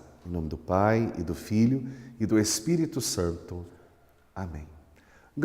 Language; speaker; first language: Portuguese; native; Portuguese